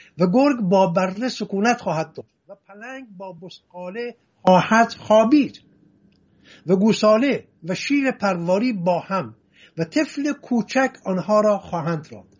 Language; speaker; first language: Persian; non-native, local second language; Assyrian Neo-Aramaic